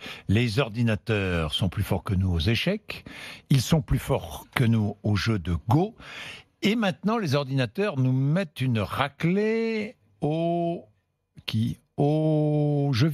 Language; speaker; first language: French; native; French